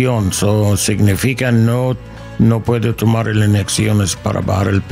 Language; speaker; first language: Spanish; non-native, learner; English